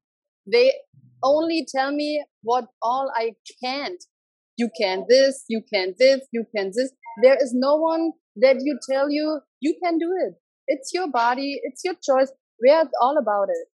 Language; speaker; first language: English; non-native, learner; German